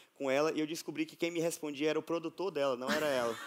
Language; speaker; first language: Portuguese; native; Portuguese